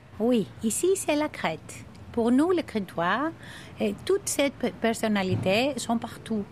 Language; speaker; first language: French; non-native, fluent; Greek